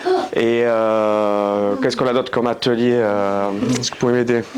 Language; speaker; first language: French; native; French